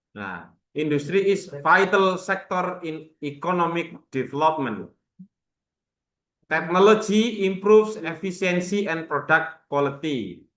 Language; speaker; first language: English; non-native, learner; Indonesian